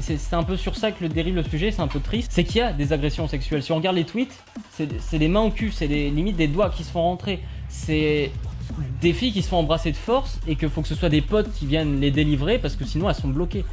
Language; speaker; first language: French; native; French